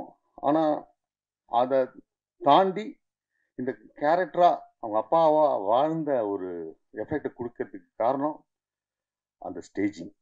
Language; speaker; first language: Tamil; native; Tamil